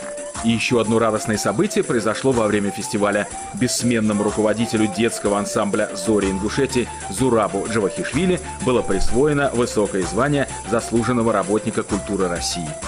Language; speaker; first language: Russian; native; Russian